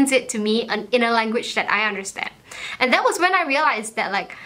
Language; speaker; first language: English; native; English